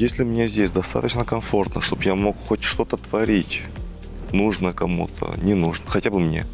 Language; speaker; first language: Russian; non-native, fluent; Greek